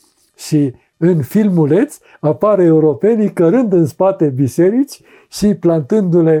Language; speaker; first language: Romanian; native; Romanian